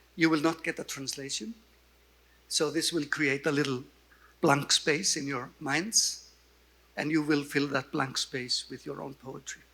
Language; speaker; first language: English; non-native, fluent; Icelandic